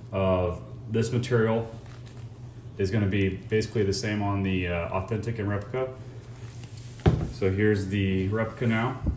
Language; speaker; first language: English; native; English